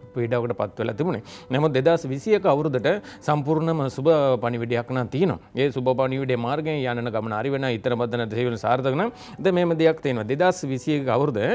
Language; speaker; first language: Sinhala; non-native, local second language; Tamil